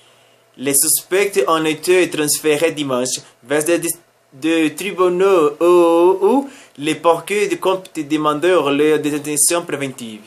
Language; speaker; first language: French; non-native, learner; Spanish